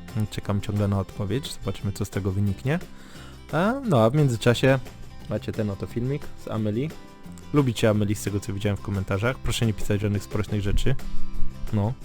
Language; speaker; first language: Polish; native; Polish